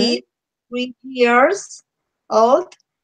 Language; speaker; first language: English; non-native, learner; Spanish